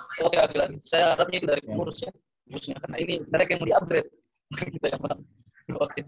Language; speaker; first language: Indonesian; native; Indonesian